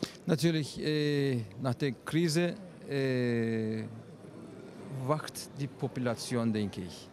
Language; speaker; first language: German; non-native, fluent; Turkish